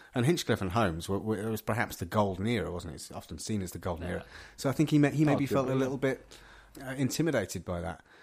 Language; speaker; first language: English; native; English